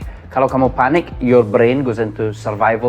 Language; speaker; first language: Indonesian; non-native, learner; English